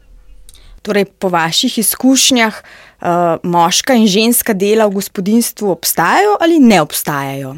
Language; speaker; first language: Slovenian; native; Slovenian